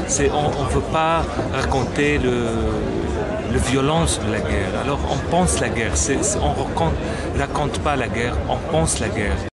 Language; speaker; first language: French; non-native, local second language; Arabic